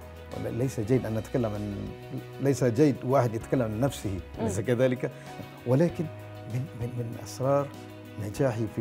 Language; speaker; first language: Arabic; non-native, fluent; Malay